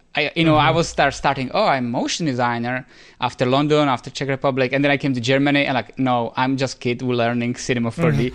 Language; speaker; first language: English; non-native, fluent; Czech